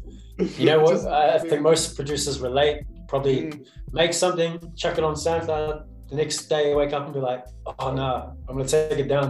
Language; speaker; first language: English; native; English